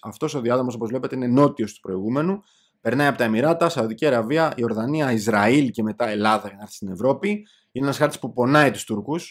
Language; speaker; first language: Greek; native; Greek